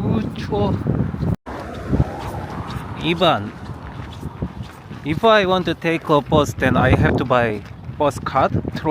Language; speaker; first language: English; non-native, learner; Korean